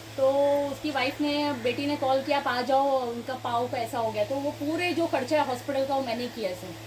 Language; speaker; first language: Hindi; non-native, local second language; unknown